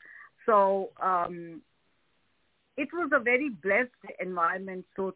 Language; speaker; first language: English; non-native, local second language; Hindi